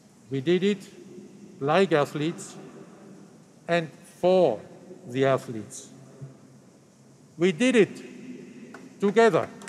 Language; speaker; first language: English; non-native, fluent; German